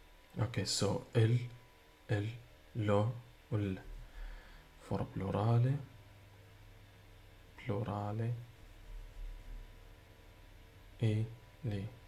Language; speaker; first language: Italian; non-native, learner; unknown